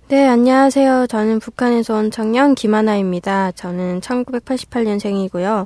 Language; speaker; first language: Korean; non-native, local second language; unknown